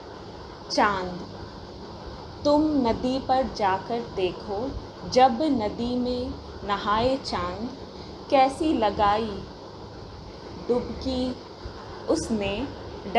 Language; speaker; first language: Urdu; non-native, local second language; Hindi